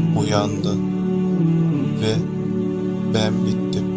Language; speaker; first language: Turkish; native; Turkish